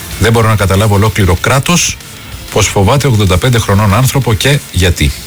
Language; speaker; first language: Greek; native; Greek